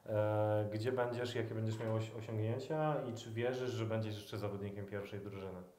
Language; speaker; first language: Polish; native; Polish